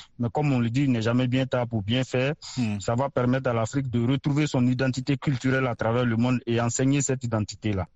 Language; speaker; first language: French; non-native, local second language; Mossi